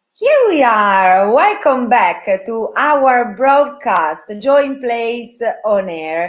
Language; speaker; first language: English; non-native, fluent; Italian